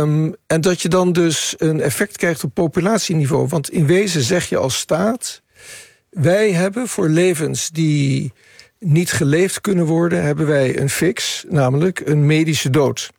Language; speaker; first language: Dutch; native; Dutch